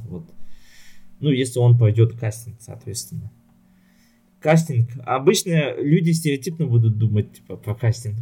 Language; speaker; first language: Russian; non-native, local second language; Yakut